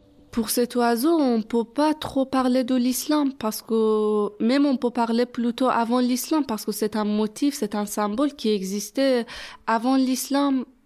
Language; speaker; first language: French; non-native, fluent; Persian